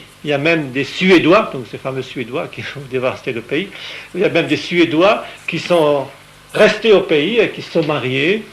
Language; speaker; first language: French; native; French